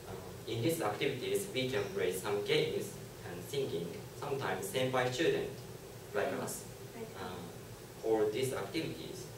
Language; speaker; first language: English; non-native, learner; Japanese